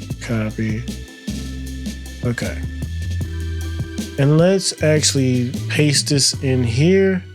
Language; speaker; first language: English; native; English